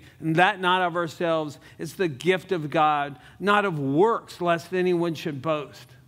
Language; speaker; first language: English; native; English